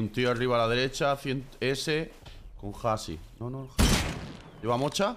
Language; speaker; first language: Spanish; native; Spanish